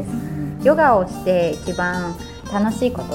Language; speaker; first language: Japanese; native; Japanese